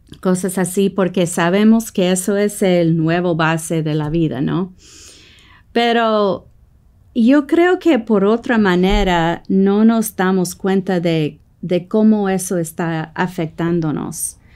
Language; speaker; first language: Spanish; non-native, fluent; English